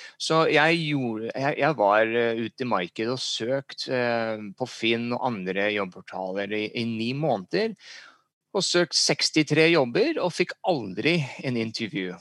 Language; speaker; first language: Norwegian; early bilingual, heritage; English